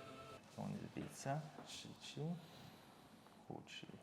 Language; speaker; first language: Chinese; non-native, fluent; English